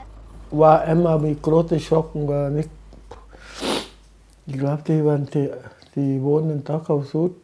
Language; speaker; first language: German; non-native, learner; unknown